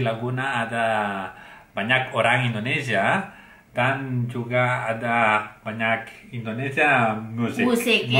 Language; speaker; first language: Indonesian; non-native, learner; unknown